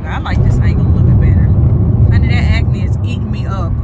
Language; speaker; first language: English; native; English